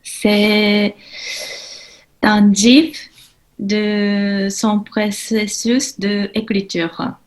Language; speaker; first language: French; non-native, learner; Japanese